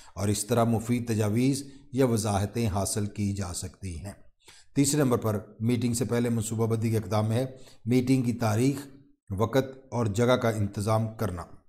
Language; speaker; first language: Urdu; non-native, local second language; Punjabi